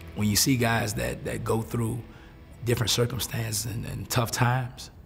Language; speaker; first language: English; native; English